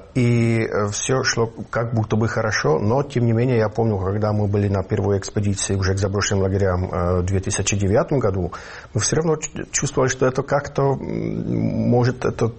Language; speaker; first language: Russian; non-native, fluent; Czech